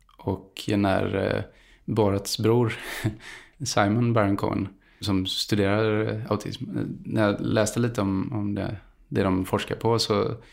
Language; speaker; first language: Swedish; early bilingual, other home language; Spanish